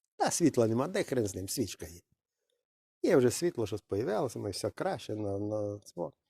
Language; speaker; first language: Ukrainian; non-native, local second language; Russian